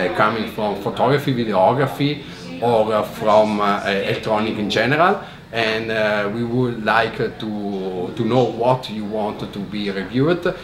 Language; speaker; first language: English; non-native, fluent; Italian